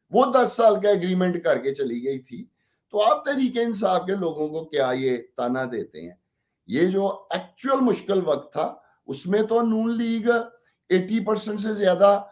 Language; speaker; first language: Urdu; non-native, local second language; Punjabi